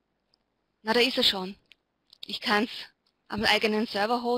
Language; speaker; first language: German; native; German